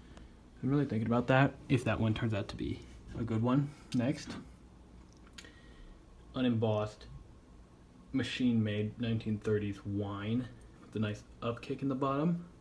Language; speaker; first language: English; native; English